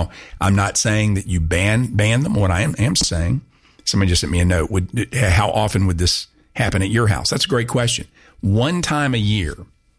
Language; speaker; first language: English; native; English